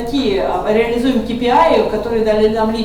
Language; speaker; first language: Russian; native; Russian